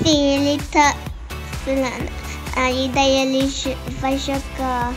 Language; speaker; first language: Portuguese; early bilingual, heritage; Portuguese